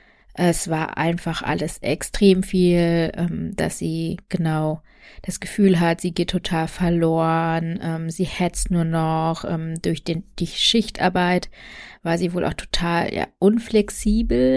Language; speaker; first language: German; native; German